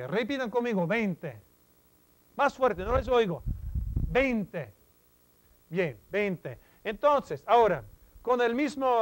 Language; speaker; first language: Spanish; non-native, fluent; English